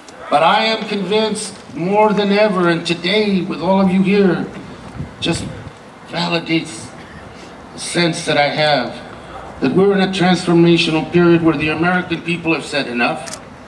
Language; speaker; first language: English; early bilingual, other home language; Spanish